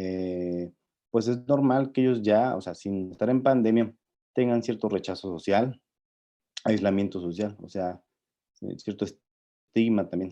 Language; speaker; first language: Spanish; native; Spanish